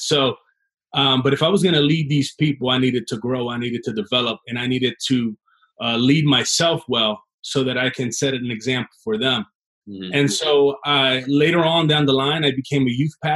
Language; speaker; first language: English; native; English